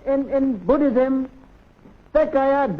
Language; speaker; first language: English; non-native, local second language; Burmese